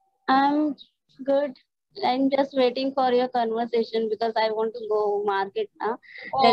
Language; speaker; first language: English; non-native, learner; Hindi